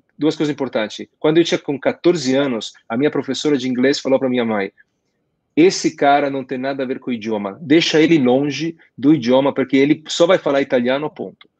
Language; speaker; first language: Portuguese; non-native, fluent; Italian